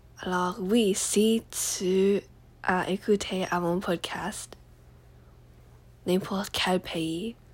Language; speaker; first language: French; non-native, learner; English